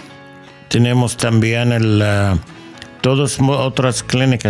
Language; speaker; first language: Spanish; non-native, learner; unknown